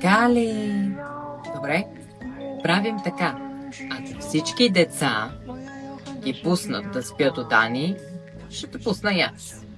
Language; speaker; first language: Bulgarian; native; Bulgarian